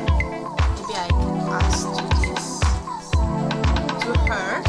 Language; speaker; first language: English; non-native, fluent; Italian